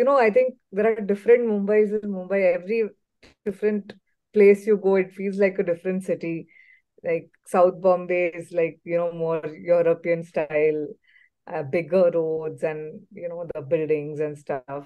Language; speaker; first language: English; non-native, local second language; Tamil